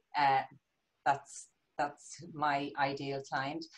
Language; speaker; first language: English; native; English